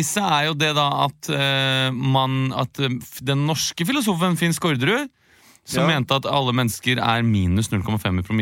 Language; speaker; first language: Norwegian; native; Norwegian